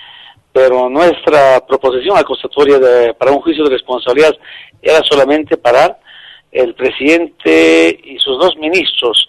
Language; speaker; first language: Spanish; native; Spanish